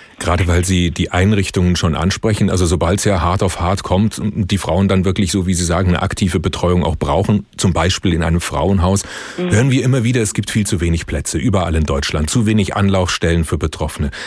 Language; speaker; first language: German; native; German